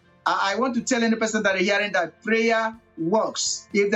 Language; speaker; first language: English; non-native, local second language; Igbo